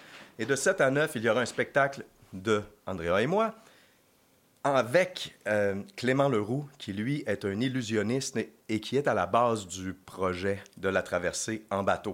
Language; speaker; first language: French; native; French